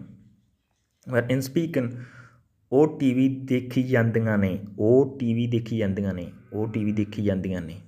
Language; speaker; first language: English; non-native, local second language; Punjabi